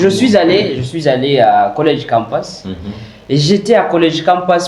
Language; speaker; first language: French; non-native, fluent; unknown